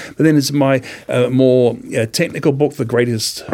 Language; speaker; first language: English; native; English